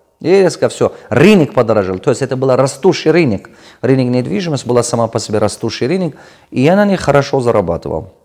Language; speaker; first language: Russian; non-native, local second language; Tajik